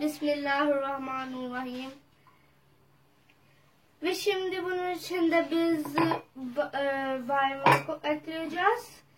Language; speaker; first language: Turkish; non-native, learner; Urdu